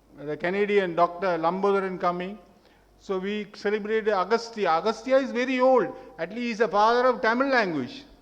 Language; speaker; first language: English; non-native, local second language; Tamil